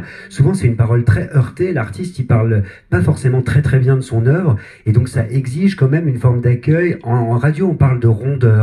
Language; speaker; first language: French; native; French